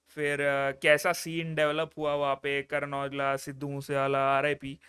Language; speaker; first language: Hindi; non-native, local second language; Malayalam